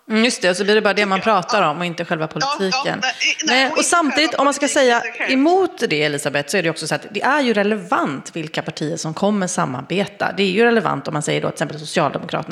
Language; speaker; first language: Swedish; native; Swedish